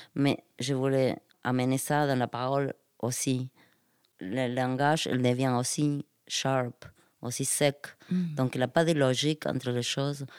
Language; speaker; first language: French; non-native, fluent; Spanish